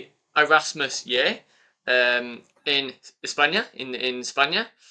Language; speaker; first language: Spanish; non-native, learner; English